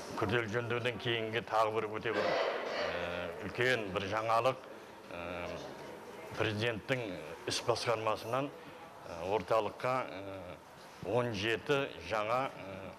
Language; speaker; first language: Kazakh; native; Kazakh